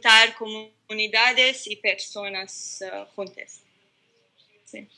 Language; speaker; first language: Spanish; non-native, learner; Arabic